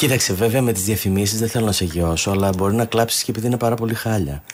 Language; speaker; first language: Greek; native; Greek